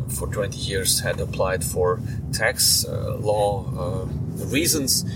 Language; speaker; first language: English; non-native, fluent; German